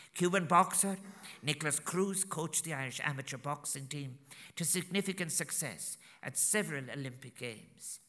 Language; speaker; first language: English; native; English